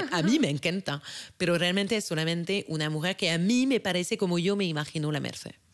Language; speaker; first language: Spanish; non-native, fluent; French